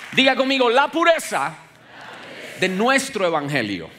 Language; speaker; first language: Spanish; native; Spanish